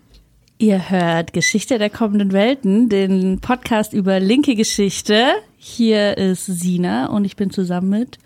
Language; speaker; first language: German; native; German